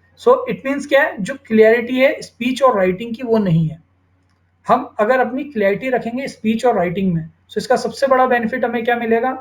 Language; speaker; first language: Hindi; native; Hindi